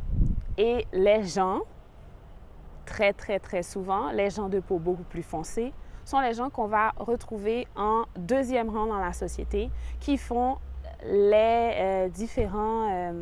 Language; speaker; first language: French; native; French